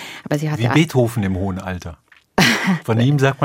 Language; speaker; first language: German; native; German